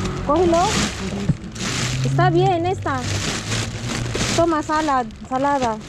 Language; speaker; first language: Spanish; non-native, learner; Filipino